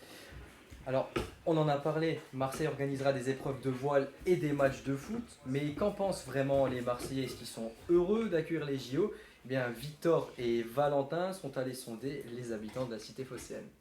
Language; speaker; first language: French; native; French